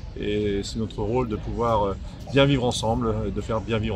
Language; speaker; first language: French; native; French